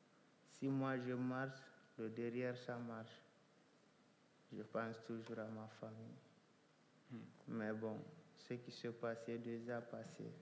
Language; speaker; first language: French; non-native, local second language; Fula